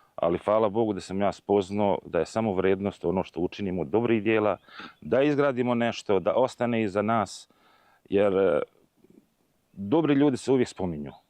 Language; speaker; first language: Bosnian; native; Bosnian